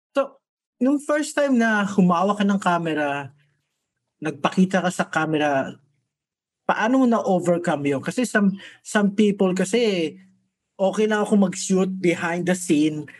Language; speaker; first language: Filipino; native; Filipino